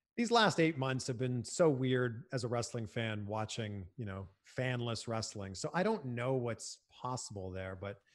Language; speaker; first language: English; native; English